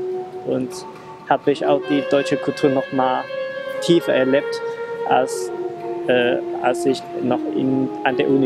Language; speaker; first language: German; non-native, fluent; Chinese